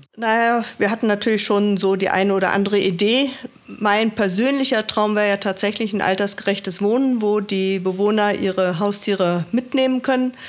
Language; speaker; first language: German; native; German